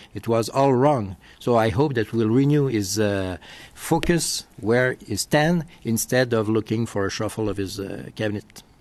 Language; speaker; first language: English; non-native, fluent; French